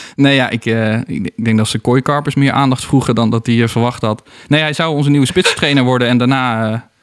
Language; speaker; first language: Dutch; native; Dutch